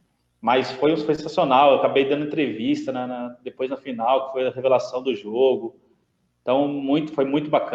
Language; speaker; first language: Portuguese; native; Portuguese